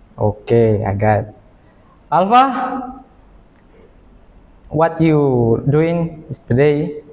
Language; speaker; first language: English; non-native, learner; Indonesian